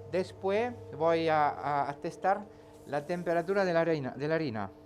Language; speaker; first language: Spanish; non-native, learner; Italian